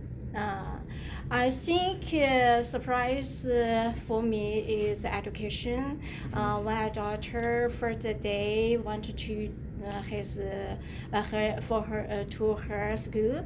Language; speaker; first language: English; non-native, learner; Chinese